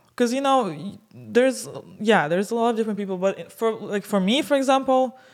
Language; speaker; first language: English; non-native, fluent; Russian